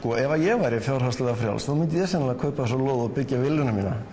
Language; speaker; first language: Icelandic; native; Icelandic